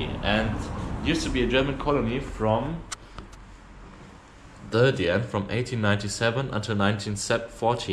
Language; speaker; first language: English; non-native, fluent; German